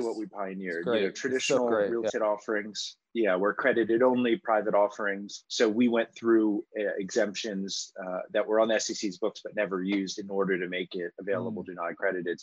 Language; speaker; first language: English; native; English